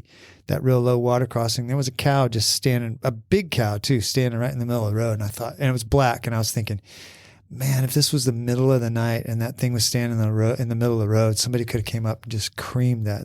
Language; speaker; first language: English; native; English